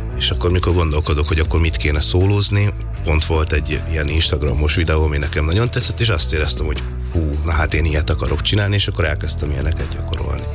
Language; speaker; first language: Hungarian; native; Hungarian